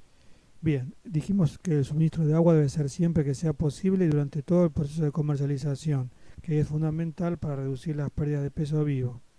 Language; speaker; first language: Spanish; native; Spanish